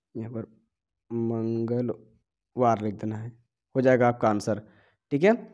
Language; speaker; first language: Hindi; native; Hindi